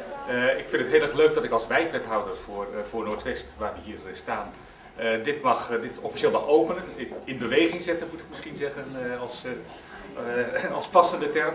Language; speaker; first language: Dutch; native; Dutch